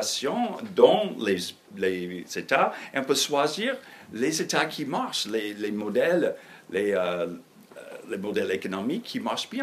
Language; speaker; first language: French; non-native, fluent; English